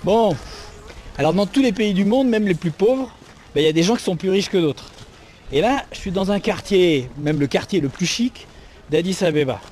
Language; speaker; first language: French; native; French